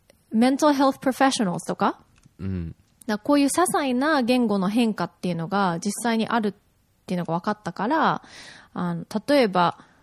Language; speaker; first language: Japanese; early bilingual, heritage; Japanese